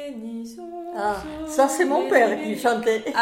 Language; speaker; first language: French; native; French